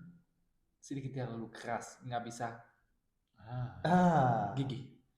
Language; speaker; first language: Indonesian; non-native, learner; German